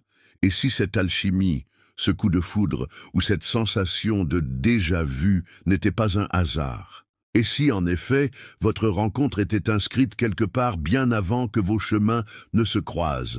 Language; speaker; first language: French; native; French